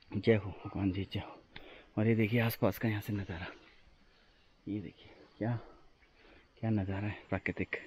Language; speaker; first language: Hindi; native; Hindi